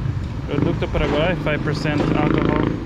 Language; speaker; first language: Spanish; non-native, learner; English